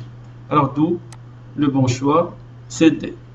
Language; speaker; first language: French; non-native, local second language; Arabic